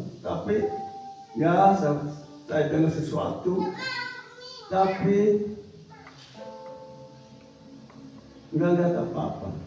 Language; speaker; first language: Indonesian; non-native, fluent; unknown